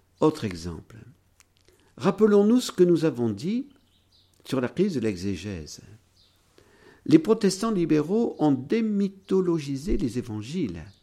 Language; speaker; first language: French; native; French